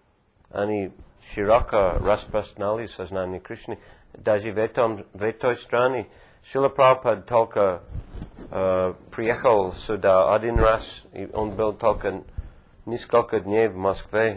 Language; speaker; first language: Russian; non-native, fluent; English